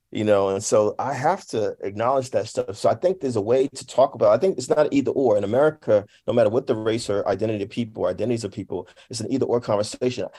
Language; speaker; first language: English; native; English